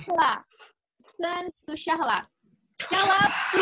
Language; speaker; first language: English; non-native, learner; Indonesian